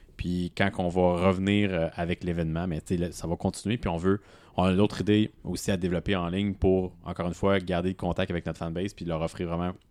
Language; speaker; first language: French; native; French